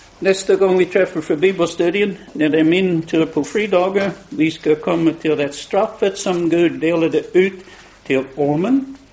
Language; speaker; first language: Swedish; non-native, fluent; English